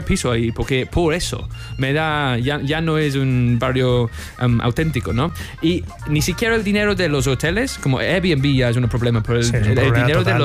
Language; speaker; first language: Spanish; non-native, fluent; English